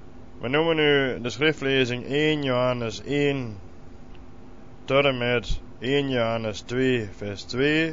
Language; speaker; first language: Dutch; native; Dutch